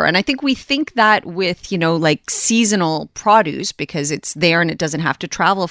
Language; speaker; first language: English; native; English